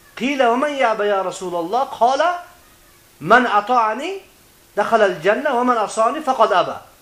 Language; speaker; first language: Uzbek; native; Uzbek